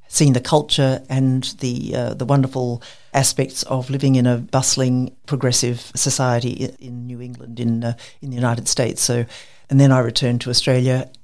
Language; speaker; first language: English; native; English